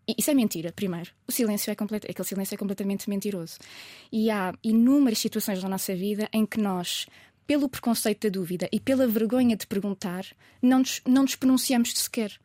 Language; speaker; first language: Portuguese; native; Portuguese